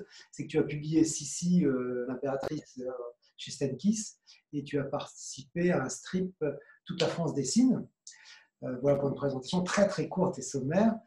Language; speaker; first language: French; native; French